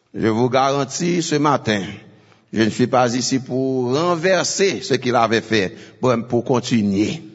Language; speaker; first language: French; non-native, local second language; Haitian Creole